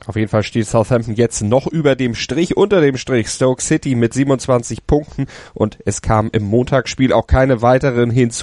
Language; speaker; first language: German; native; German